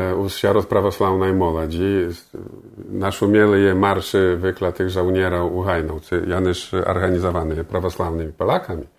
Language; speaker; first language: Polish; non-native, local second language; Belarusian